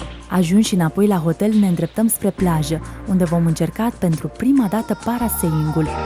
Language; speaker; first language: Romanian; native; Romanian